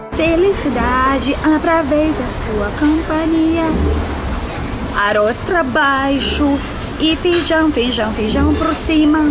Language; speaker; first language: Portuguese; non-native, learner; Russian